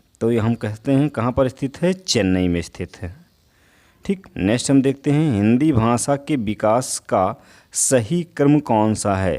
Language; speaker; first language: Hindi; native; Hindi